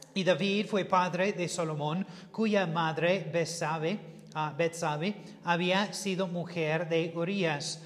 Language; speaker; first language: Spanish; non-native, fluent; English